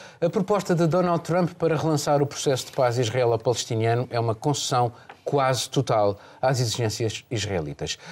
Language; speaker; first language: Portuguese; native; Portuguese